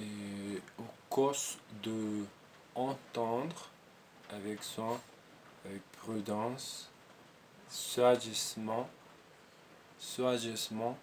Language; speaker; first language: French; non-native, learner; Spanish